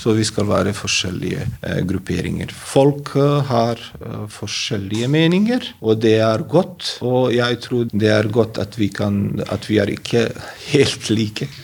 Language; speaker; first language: Norwegian; non-native, fluent; Bosnian